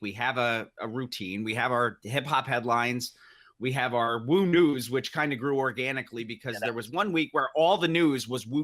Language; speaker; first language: English; native; English